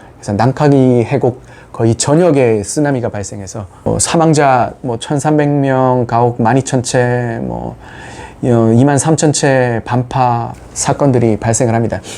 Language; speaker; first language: Korean; native; Korean